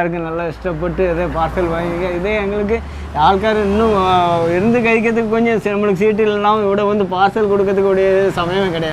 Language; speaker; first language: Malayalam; non-native, learner; Tamil